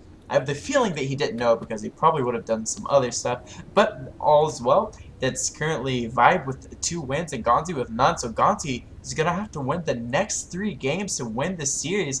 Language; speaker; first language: English; native; English